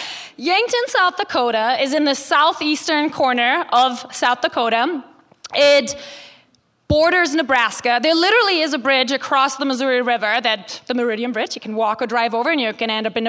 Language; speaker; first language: English; non-native, fluent; German